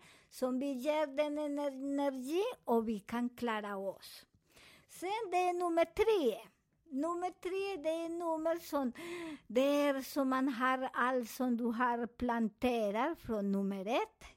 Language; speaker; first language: Swedish; non-native, fluent; Spanish